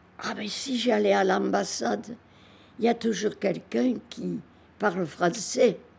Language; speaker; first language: French; native; French